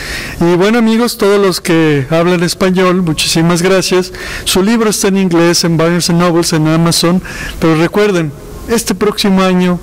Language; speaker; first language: Spanish; native; Spanish